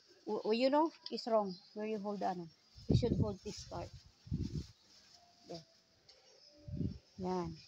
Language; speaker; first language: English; non-native, learner; Filipino